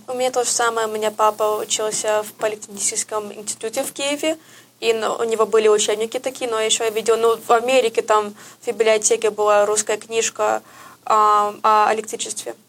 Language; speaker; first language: Russian; early bilingual, heritage; Russian